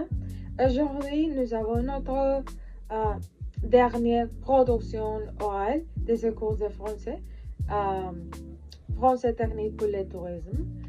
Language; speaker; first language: French; non-native, learner; Spanish